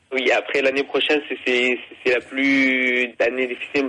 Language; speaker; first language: French; non-native, fluent; Arabic